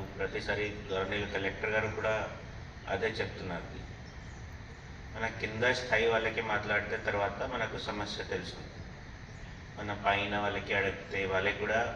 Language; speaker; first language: Telugu; non-native, local second language; Hindi